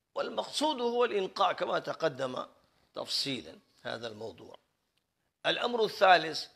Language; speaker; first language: Arabic; non-native, fluent; Urdu